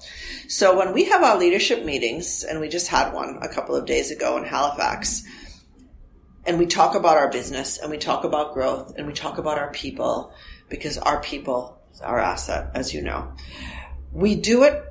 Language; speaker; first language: English; early bilingual, other home language; Armenian